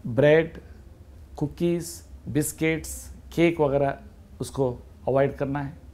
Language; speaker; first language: Hindi; non-native, local second language; Kannada